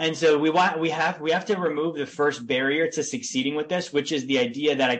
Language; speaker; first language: English; native; English